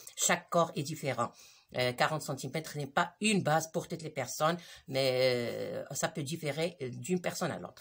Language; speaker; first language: French; non-native, local second language; Arabic